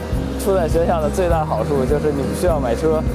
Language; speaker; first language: Chinese; native; Chinese